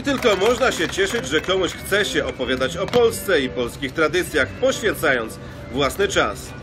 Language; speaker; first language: Polish; native; Polish